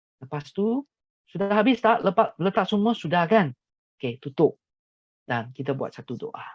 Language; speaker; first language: Malay; non-native, local second language; Chinese